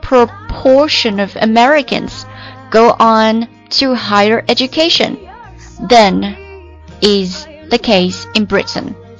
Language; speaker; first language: English; non-native, fluent; Chinese